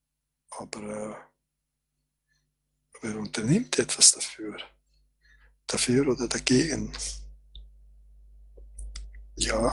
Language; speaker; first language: German; non-native, fluent; Croatian